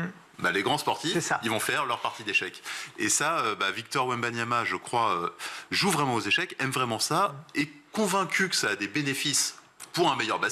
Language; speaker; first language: French; native; French